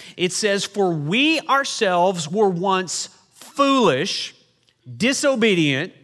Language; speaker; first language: English; native; English